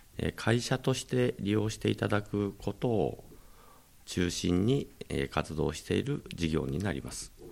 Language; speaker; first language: Japanese; native; Japanese